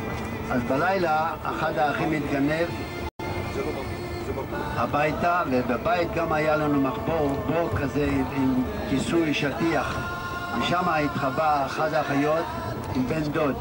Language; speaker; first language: Hebrew; non-native, fluent; Yiddish